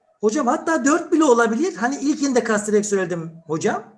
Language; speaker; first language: Turkish; native; Turkish